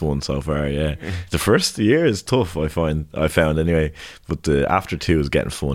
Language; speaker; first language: English; native; English